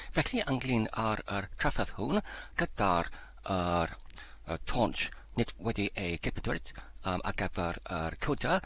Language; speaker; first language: Welsh; non-native, learner; Polish